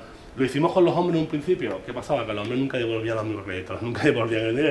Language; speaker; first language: Spanish; native; Spanish